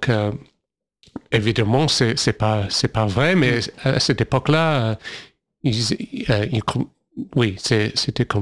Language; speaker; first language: French; non-native, fluent; English